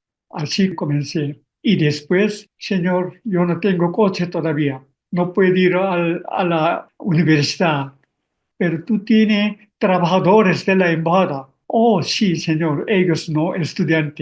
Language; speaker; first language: Spanish; non-native, learner; Korean